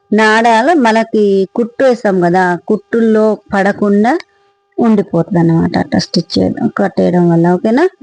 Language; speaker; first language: Telugu; non-native, local second language; Marathi